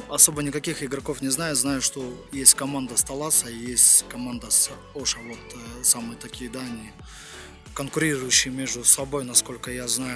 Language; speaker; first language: Russian; native; Russian